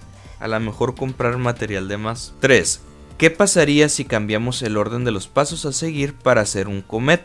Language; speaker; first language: Spanish; native; Spanish